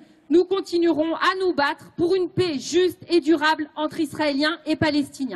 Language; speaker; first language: French; native; French